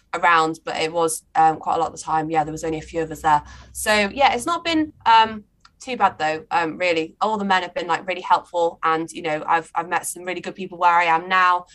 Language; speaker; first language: English; native; English